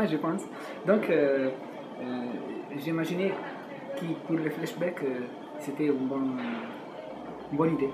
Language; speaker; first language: French; non-native, fluent; Italian